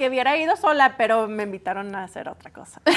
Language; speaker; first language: Spanish; early bilingual, heritage; Spanish